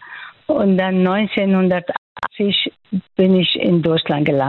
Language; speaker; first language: German; non-native, fluent; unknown